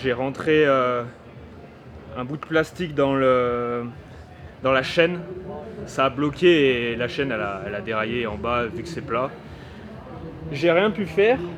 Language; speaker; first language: French; native; French